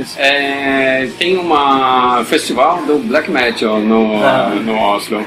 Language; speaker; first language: Portuguese; non-native, learner; Norwegian